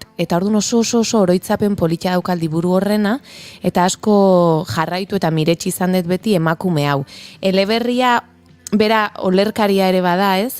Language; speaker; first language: Basque; native; Basque